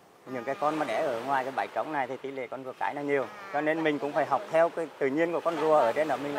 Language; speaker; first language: Vietnamese; native; Vietnamese